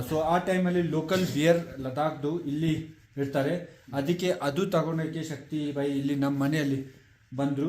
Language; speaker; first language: Kannada; non-native, fluent; Ladakhi